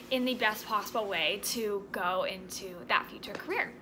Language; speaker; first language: English; native; English